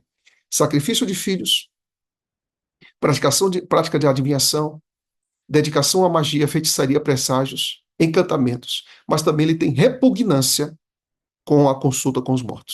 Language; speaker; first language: Portuguese; native; Portuguese